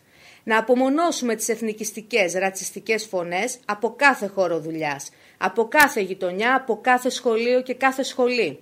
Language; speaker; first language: Greek; native; Greek